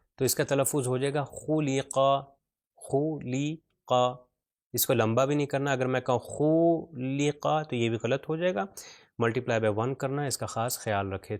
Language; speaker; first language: Urdu; non-native, local second language; Punjabi